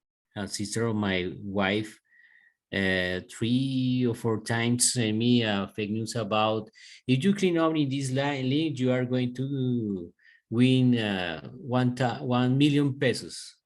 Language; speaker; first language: English; non-native, learner; Spanish